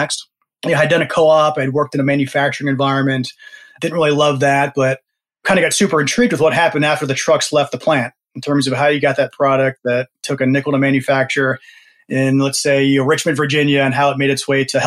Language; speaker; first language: English; native; English